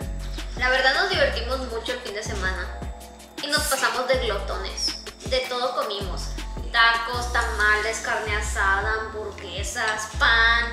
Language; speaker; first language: Spanish; native; Spanish